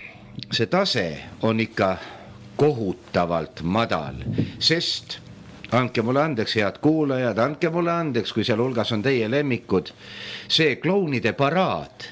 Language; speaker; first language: Estonian; native; Estonian